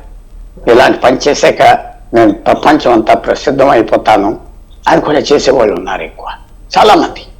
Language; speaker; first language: Telugu; native; Telugu